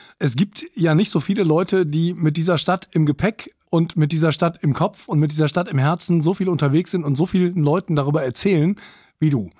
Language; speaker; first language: German; native; German